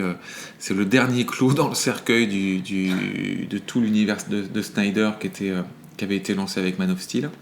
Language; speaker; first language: French; native; French